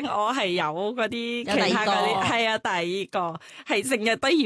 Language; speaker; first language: Cantonese; non-native, learner; Thai